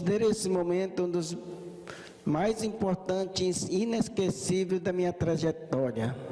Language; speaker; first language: Portuguese; early bilingual, other home language; Japanese